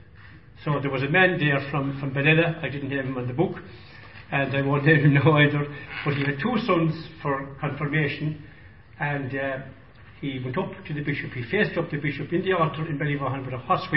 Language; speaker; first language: English; native; English